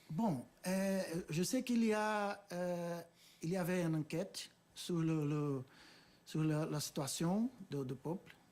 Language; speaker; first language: French; non-native, fluent; Portuguese